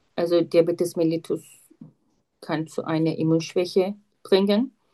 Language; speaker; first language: German; non-native, learner; Turkish